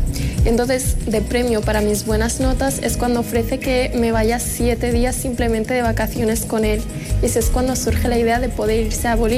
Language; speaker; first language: Spanish; early bilingual, other home language; Arabic